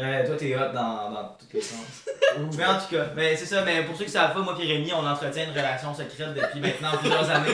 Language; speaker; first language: French; native; French